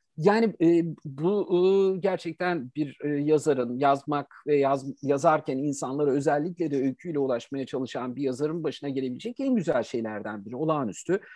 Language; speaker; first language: Turkish; native; Turkish